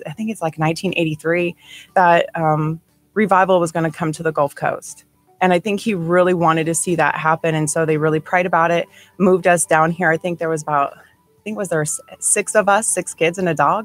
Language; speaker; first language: English; native; English